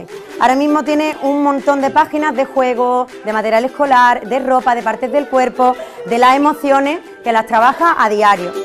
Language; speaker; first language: Spanish; native; Spanish